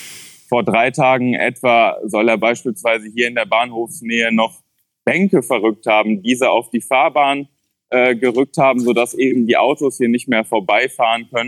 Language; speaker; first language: German; native; German